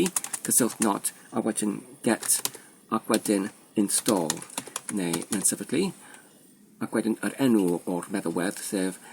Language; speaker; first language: Welsh; non-native, fluent; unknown